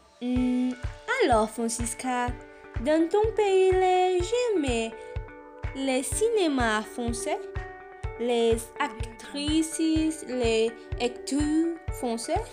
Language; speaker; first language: French; non-native, learner; Portuguese